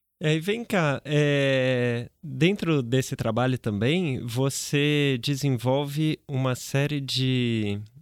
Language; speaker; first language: Portuguese; native; Portuguese